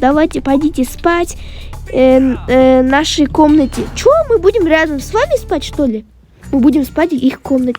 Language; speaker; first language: Russian; non-native, local second language; Kazakh